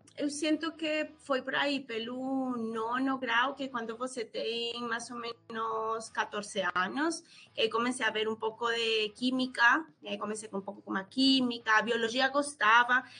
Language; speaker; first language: Portuguese; non-native, fluent; Spanish